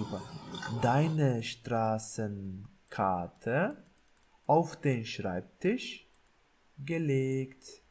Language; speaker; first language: German; non-native, fluent; Turkish